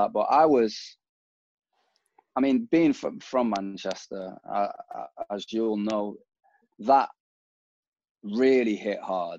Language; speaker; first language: English; native; English